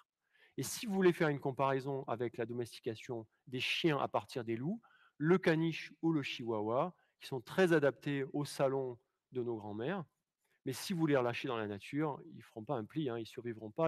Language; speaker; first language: French; native; French